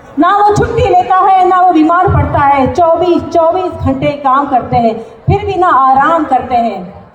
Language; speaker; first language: Hindi; native; Hindi